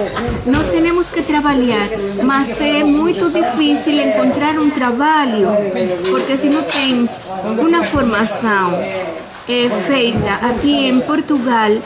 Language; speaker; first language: Portuguese; non-native, learner; Spanish